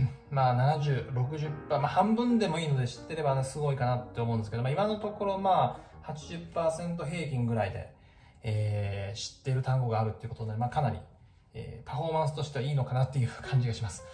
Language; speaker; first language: Japanese; native; Japanese